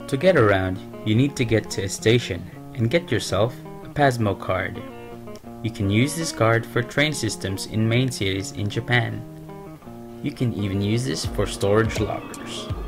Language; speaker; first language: English; non-native, local second language; Filipino